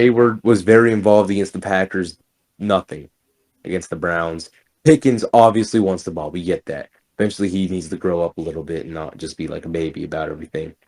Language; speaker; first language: English; native; English